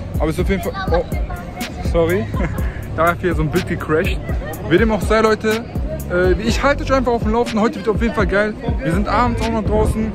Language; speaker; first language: German; early bilingual, other home language; Turkish